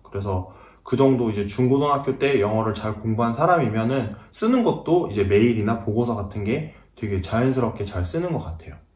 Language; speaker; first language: Korean; native; Korean